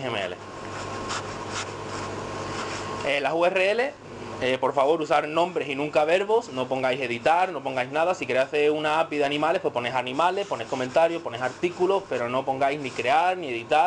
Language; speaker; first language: Spanish; native; Spanish